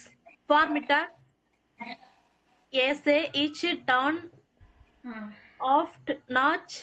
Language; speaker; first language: German; non-native, learner; Tamil